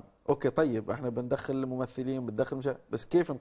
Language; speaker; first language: Arabic; native; Arabic